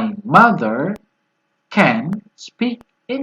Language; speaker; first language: English; non-native, fluent; Indonesian